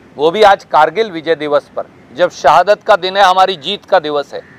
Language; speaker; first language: Hindi; native; Hindi